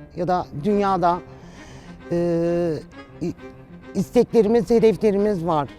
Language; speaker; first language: Turkish; native; Turkish